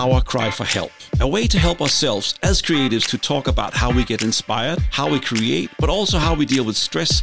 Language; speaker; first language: English; non-native, fluent; Danish